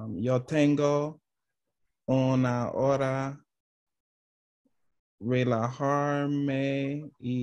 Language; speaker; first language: Spanish; non-native, learner; English